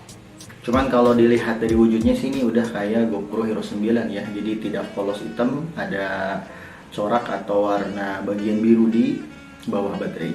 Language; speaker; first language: Indonesian; native; Indonesian